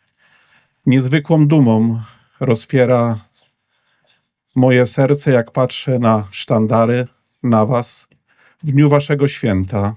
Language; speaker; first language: Polish; native; Polish